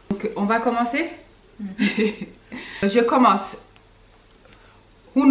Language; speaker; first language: French; early bilingual, other home language; Fula